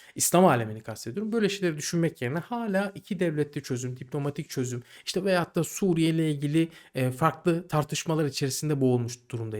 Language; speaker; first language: Turkish; native; Turkish